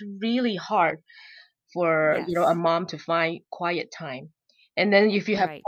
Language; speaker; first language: English; non-native, local second language; Chinese